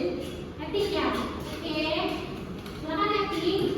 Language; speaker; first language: Indonesian; native; Indonesian